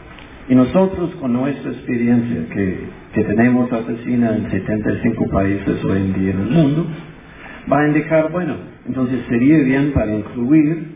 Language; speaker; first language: Spanish; non-native, fluent; English